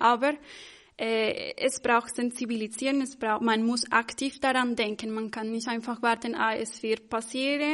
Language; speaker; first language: German; non-native, fluent; Spanish